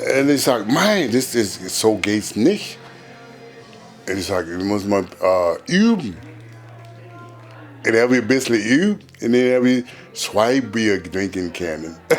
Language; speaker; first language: German; non-native, fluent; English